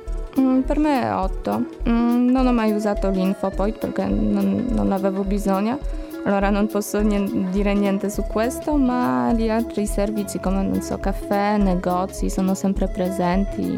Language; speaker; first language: Italian; non-native, learner; Polish